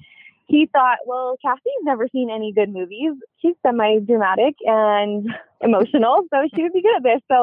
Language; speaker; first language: English; native; English